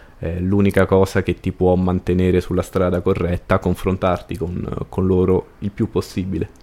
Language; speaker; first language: Italian; native; Italian